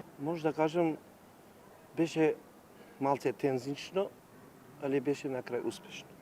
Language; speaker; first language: Macedonian; non-native, local second language; Albanian